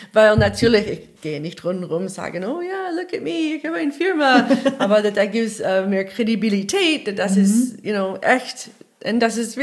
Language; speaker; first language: German; non-native, learner; English